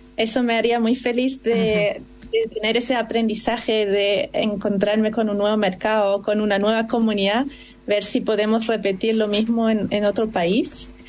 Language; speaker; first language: Spanish; non-native, fluent; German